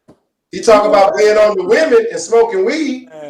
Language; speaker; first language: English; native; English